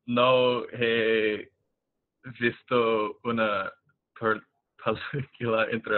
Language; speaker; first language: Spanish; non-native, learner; English